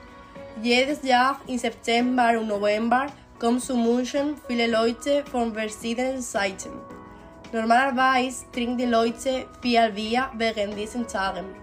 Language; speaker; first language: German; non-native, learner; Spanish